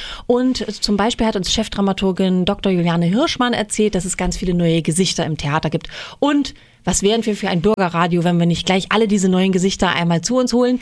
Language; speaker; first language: German; native; German